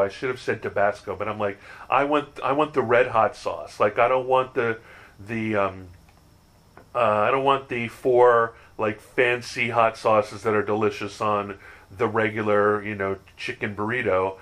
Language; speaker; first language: English; native; English